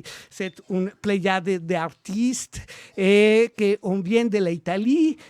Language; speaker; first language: French; non-native, learner; Spanish